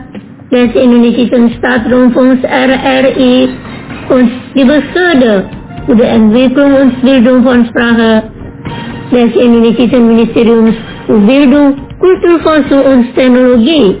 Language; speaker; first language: German; non-native, learner; Indonesian